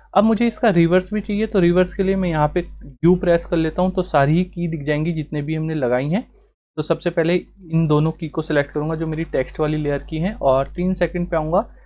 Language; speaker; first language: Hindi; native; Hindi